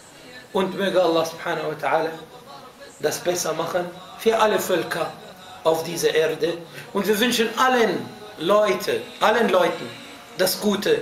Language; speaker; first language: German; non-native, fluent; Arabic